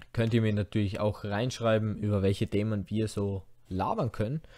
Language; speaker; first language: German; native; German